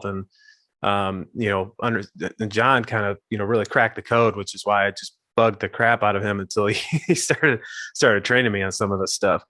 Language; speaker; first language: English; native; English